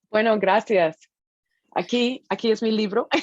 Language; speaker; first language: Spanish; non-native, fluent; English